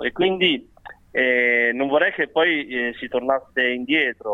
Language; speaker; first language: Italian; early bilingual, other home language; Chinese